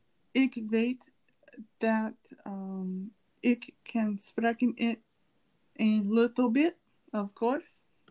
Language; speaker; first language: Dutch; non-native, learner; English